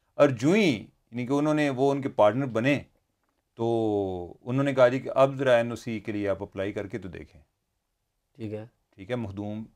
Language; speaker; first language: Urdu; non-native, local second language; Punjabi